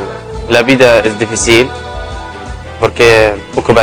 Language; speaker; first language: Spanish; non-native, learner; Arabic